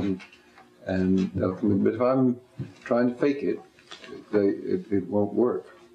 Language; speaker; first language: English; native; English